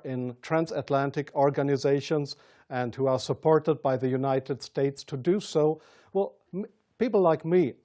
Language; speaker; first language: English; non-native, fluent; German